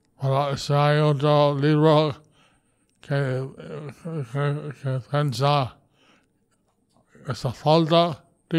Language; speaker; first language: Spanish; non-native, learner; English